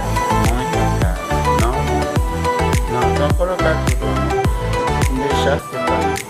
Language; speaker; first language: Portuguese; non-native, learner; Haitian Creole